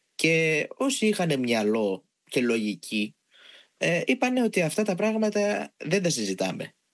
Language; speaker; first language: Greek; native; Greek